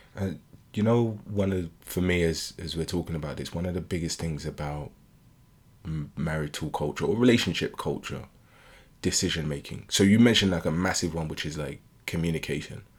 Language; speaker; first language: English; native; English